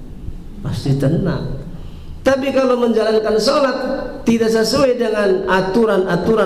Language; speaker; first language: Indonesian; native; Indonesian